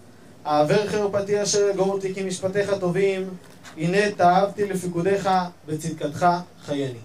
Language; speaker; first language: Hebrew; native; Hebrew